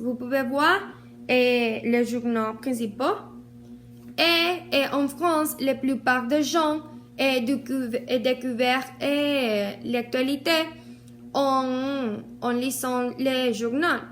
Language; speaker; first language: French; non-native, learner; Spanish